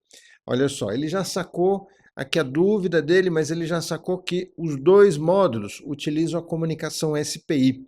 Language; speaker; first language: Portuguese; native; Portuguese